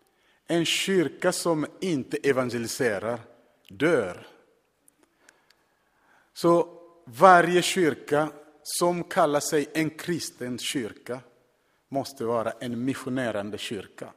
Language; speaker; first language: Swedish; non-native, fluent; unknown